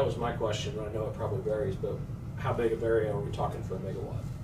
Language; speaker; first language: English; native; English